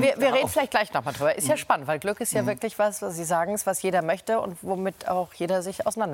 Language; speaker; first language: German; native; German